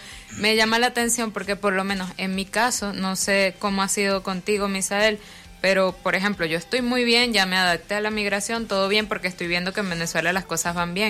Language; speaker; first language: Spanish; native; Spanish